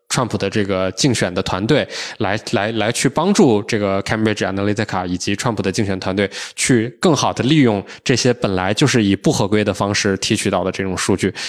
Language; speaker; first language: Chinese; native; Chinese